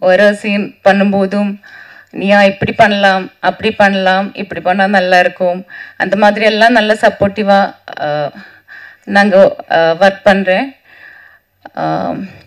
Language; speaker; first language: Tamil; non-native, learner; Malayalam